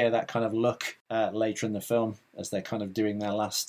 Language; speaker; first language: English; native; English